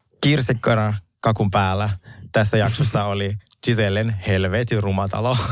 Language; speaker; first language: Finnish; early bilingual, other home language; Russian